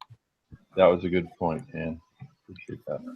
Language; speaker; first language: English; native; English